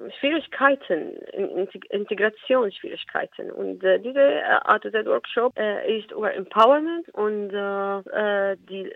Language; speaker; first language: German; non-native, learner; Arabic